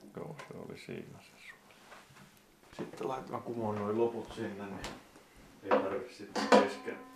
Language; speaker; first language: Finnish; native; Finnish